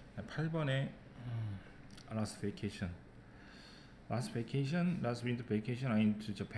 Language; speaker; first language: English; non-native, fluent; Korean